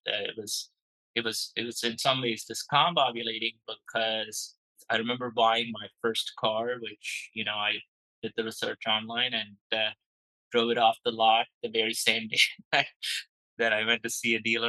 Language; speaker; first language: English; non-native, local second language; Malayalam